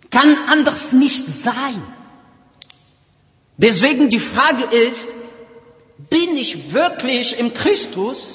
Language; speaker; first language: German; non-native, learner; Portuguese